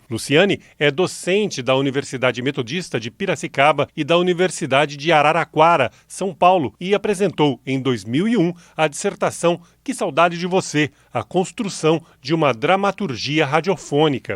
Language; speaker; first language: Portuguese; native; Portuguese